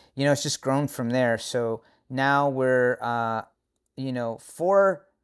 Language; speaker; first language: English; native; English